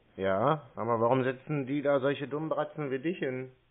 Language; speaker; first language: German; native; German